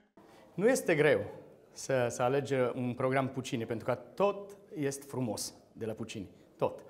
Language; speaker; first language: Romanian; non-native, learner; French